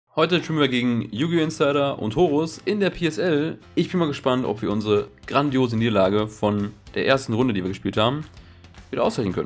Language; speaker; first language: German; native; German